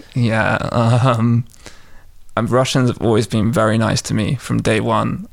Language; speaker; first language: English; native; English